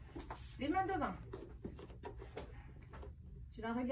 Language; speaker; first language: French; native; French